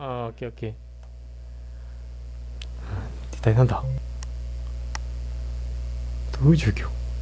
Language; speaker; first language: Japanese; native; Japanese